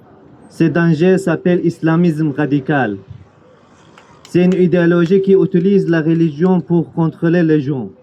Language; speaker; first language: French; non-native, learner; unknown